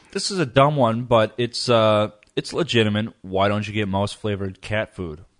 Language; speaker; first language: English; native; English